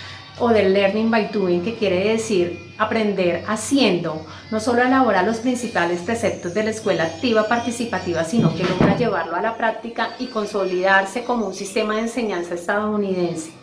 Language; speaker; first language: Spanish; native; Spanish